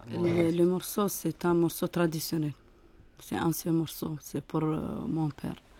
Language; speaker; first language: French; non-native, learner; Arabic